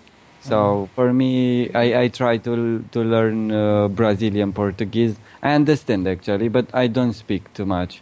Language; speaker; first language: English; non-native, learner; Romanian